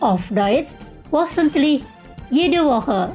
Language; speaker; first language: German; non-native, fluent; Indonesian